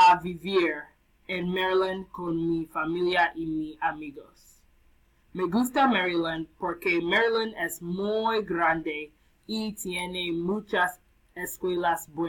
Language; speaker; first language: Spanish; non-native, learner; English